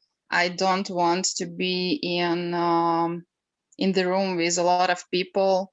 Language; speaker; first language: English; non-native, learner; Ukrainian